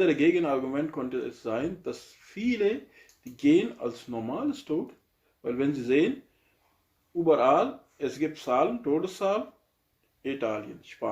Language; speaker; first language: German; non-native, learner; Urdu